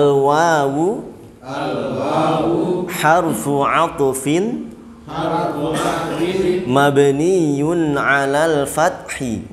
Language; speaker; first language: Arabic; non-native, fluent; Indonesian